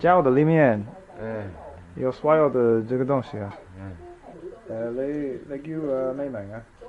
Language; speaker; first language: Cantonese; non-native, learner; English